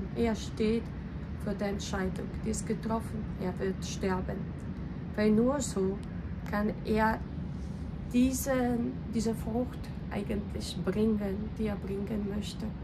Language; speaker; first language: German; non-native, fluent; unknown